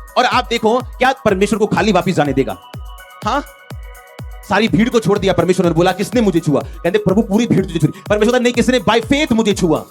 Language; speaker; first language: Hindi; non-native, local second language; Punjabi